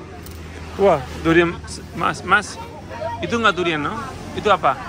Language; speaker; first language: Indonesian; non-native, learner; Spanish